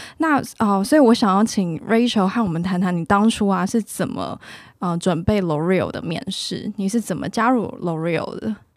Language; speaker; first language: Chinese; native; Chinese